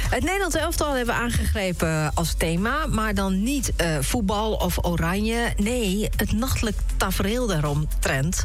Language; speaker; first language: Dutch; native; Dutch